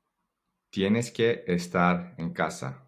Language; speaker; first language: Spanish; non-native, fluent; English